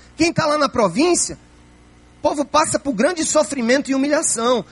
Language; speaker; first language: Portuguese; native; Portuguese